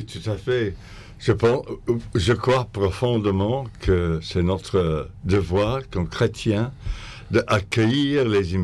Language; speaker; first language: French; non-native, fluent; English